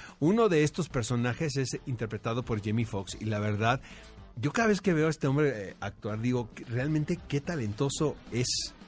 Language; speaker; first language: Spanish; native; Spanish